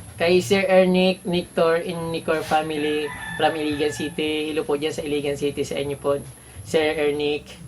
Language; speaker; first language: Filipino; non-native, local second language; Bikol